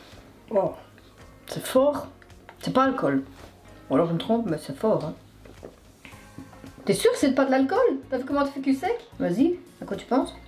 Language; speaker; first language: French; native; French